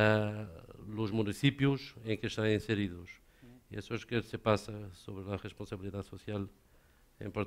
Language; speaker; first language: Spanish; non-native, learner; Portuguese